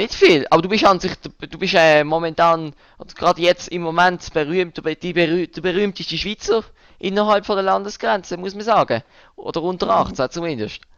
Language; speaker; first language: German; native; German